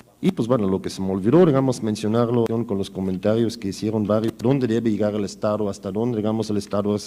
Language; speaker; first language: Spanish; native; Spanish